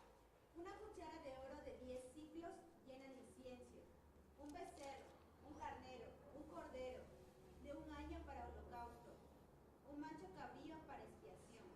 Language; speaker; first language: Spanish; native; Spanish